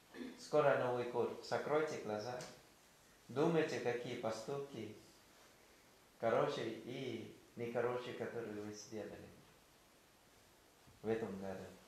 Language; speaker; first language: Russian; non-native, fluent; Thai